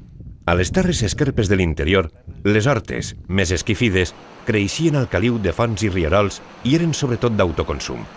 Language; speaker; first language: Catalan; native; Catalan